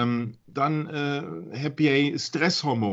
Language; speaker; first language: Dutch; non-native, learner; German